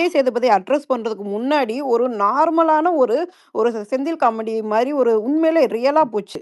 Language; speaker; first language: Tamil; native; Tamil